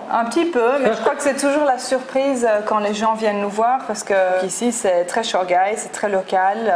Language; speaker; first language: French; early bilingual, other home language; English